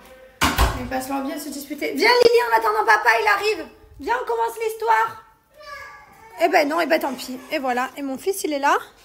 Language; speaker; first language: French; native; French